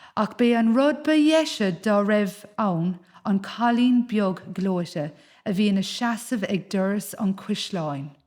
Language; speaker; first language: Irish; native; Irish